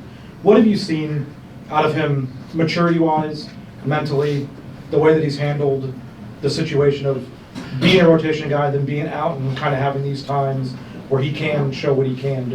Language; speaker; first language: English; native; English